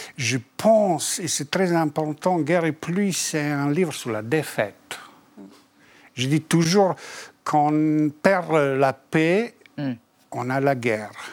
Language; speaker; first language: French; non-native, fluent; Bosnian